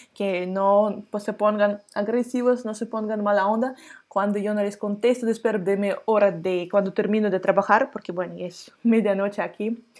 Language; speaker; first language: Spanish; non-native, fluent; Russian